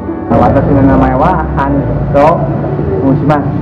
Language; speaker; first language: Japanese; non-native, learner; Indonesian